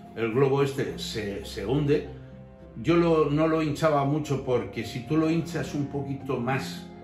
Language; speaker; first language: Spanish; native; Spanish